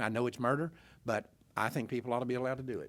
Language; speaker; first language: English; native; English